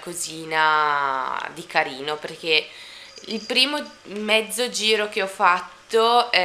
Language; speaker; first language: Italian; native; Italian